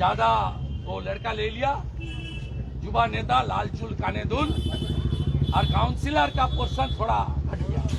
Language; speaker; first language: Hindi; non-native, local second language; Bangla